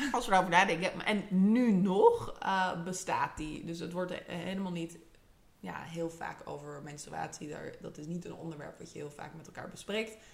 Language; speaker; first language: Dutch; early bilingual, other home language; English